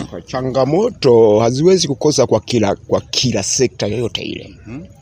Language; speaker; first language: Swahili; non-native, local second language; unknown